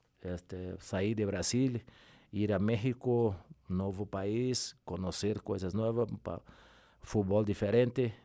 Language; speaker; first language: Spanish; non-native, fluent; Portuguese